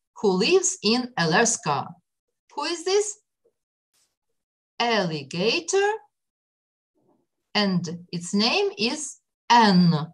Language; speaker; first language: English; non-native, fluent; Ukrainian